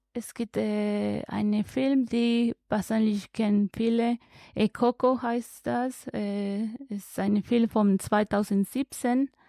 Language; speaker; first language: German; non-native, learner; Spanish